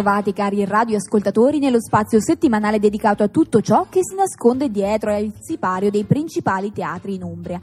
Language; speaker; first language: Italian; native; Italian